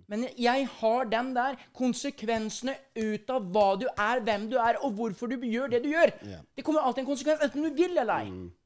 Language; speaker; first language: Norwegian; native; Norwegian